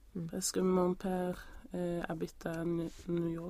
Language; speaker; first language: French; non-native, learner; Swedish